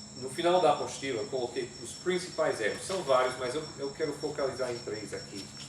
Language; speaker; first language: Portuguese; non-native, fluent; English